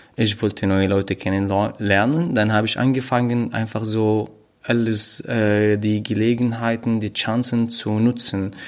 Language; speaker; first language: German; non-native, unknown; Arabic